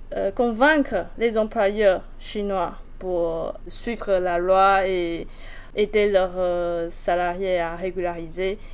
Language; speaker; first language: French; non-native, fluent; Chinese